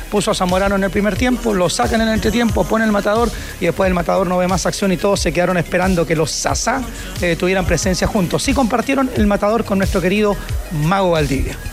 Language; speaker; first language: Spanish; native; Spanish